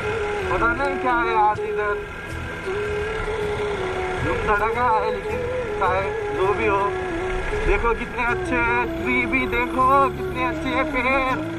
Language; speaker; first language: Hindi; non-native, learner; Nepali